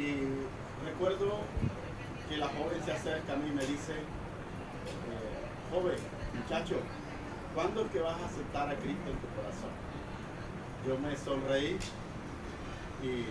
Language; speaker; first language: Spanish; native; Spanish